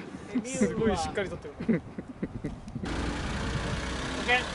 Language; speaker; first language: Japanese; native; Japanese